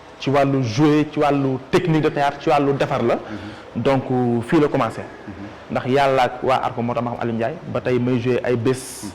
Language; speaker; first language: Wolof; native; Wolof